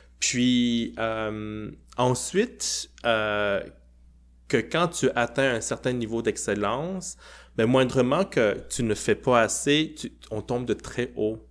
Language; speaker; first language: French; early bilingual, other home language; Cantonese